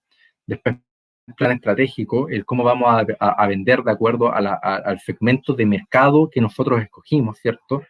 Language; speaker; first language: Spanish; native; Spanish